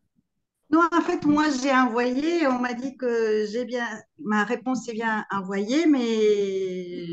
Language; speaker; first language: French; non-native, fluent; Spanish